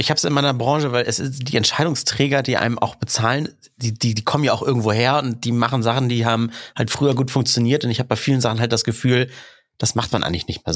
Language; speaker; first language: German; native; German